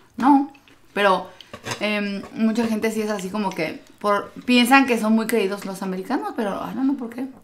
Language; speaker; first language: Spanish; native; Spanish